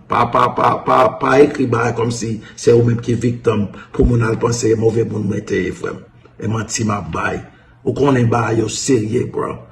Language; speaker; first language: Haitian Creole; early bilingual, heritage; Haitian Creole